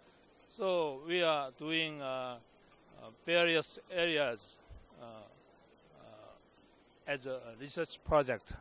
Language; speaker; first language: English; non-native, fluent; Korean